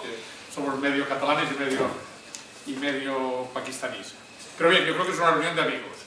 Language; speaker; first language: Spanish; native; Spanish